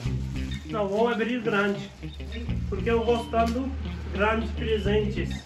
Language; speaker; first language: Portuguese; non-native, learner; Hindi